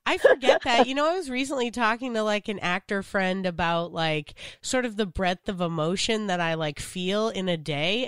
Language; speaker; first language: English; native; English